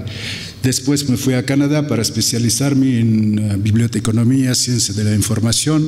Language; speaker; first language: Spanish; non-native, fluent; Arabic